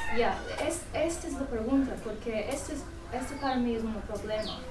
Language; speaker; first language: Spanish; non-native, learner; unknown